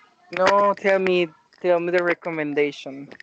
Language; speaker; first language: English; non-native, learner; Spanish